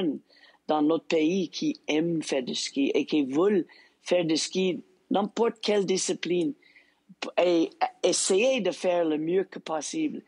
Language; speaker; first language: French; non-native, local second language; English